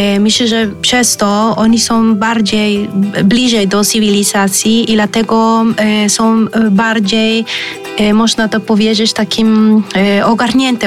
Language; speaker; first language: Polish; early bilingual, heritage; Spanish